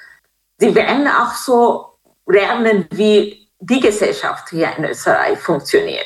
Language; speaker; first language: German; non-native, fluent; Kinyarwanda